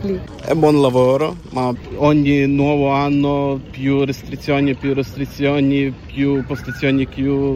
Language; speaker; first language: Italian; non-native, learner; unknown